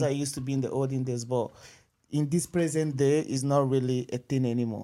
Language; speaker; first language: English; non-native, local second language; Igbo